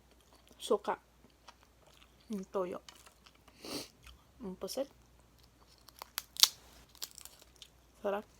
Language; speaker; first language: Filipino; non-native, local second language; Cebuano